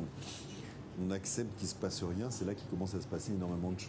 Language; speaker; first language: French; native; French